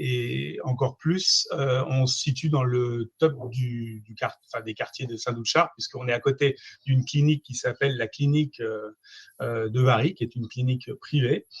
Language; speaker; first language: French; native; French